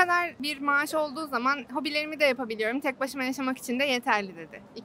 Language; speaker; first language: Turkish; native; Turkish